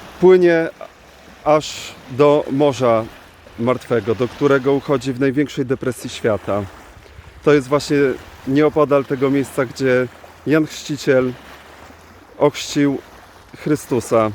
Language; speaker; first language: Polish; native; Polish